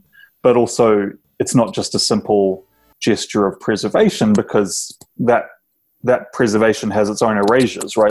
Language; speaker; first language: English; native; English